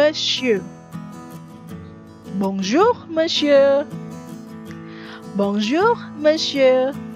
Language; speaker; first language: French; non-native, fluent; Indonesian